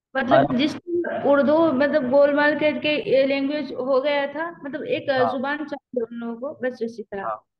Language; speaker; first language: Hindi; native; Hindi